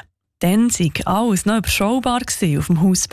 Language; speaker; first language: German; native; German